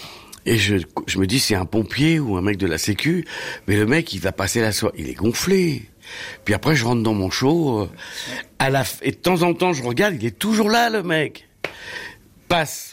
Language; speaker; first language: French; native; French